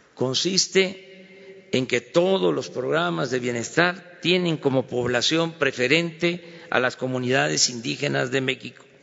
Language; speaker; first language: Spanish; native; Spanish